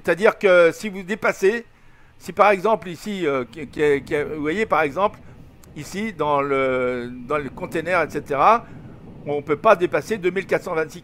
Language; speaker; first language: French; native; French